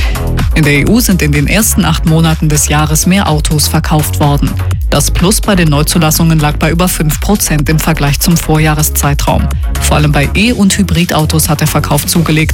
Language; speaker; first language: German; native; German